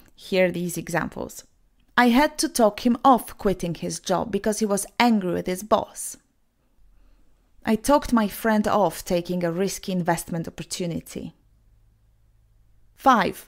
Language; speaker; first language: English; non-native, fluent; Polish